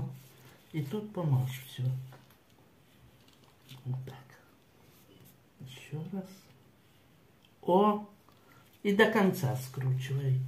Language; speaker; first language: Russian; native; Russian